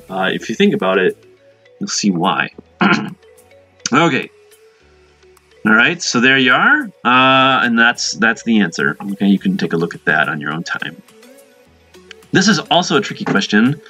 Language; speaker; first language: English; native; English